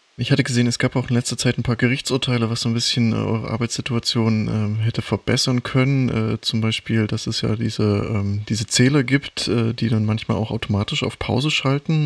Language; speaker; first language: German; native; German